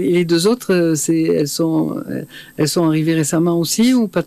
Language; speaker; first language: French; native; French